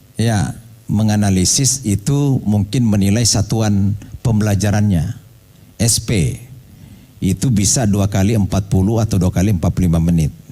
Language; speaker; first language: Indonesian; non-native, local second language; Buginese